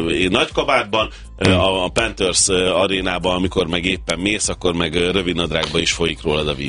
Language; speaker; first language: Hungarian; native; Hungarian